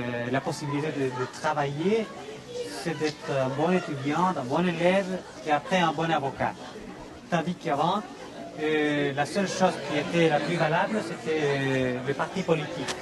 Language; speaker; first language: French; non-native, fluent; Spanish